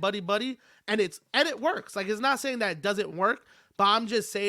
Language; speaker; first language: English; native; English